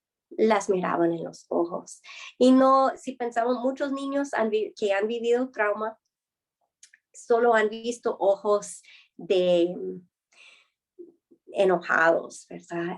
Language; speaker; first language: Spanish; non-native, fluent; English